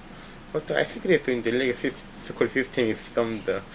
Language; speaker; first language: English; non-native, learner; Korean